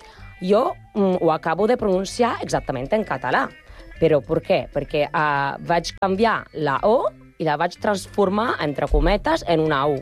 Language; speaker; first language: Catalan; non-native, learner; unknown